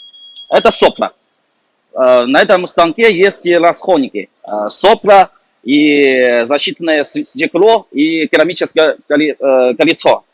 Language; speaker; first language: Russian; non-native, learner; Chinese